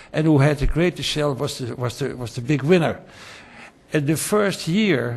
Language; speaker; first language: English; non-native, fluent; Dutch